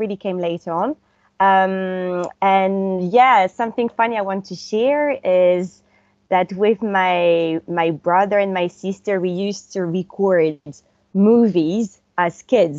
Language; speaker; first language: English; non-native, fluent; French